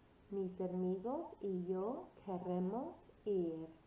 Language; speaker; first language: Spanish; non-native, fluent; English